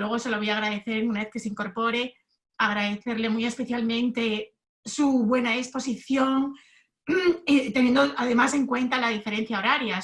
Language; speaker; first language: Spanish; native; Spanish